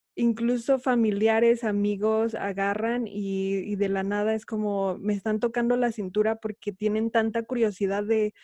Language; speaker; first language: Spanish; native; Spanish